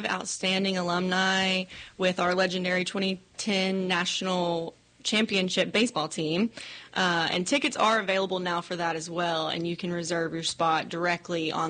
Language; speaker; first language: English; native; English